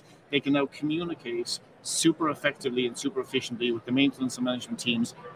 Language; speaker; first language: English; native; English